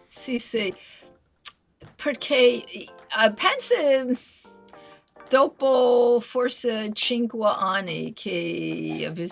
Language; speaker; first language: Italian; non-native, learner; English